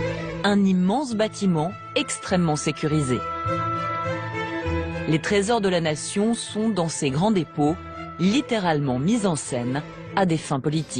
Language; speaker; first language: French; native; French